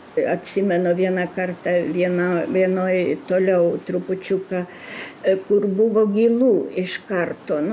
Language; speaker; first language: Lithuanian; early bilingual, heritage; Lithuanian